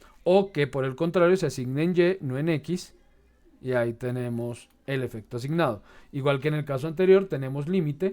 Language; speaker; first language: Spanish; native; Spanish